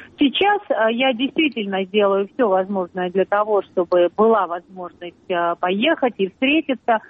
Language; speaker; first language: Russian; non-native, local second language; Georgian